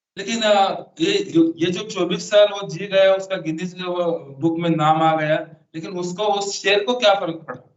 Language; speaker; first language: Hindi; non-native, local second language; Marathi